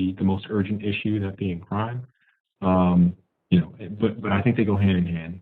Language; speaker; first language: English; native; English